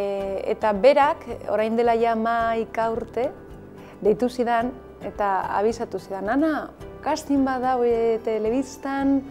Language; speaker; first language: Basque; non-native, local second language; Spanish